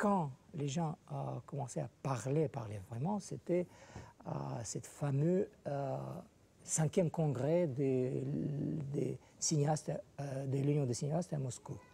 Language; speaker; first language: French; non-native, fluent; Russian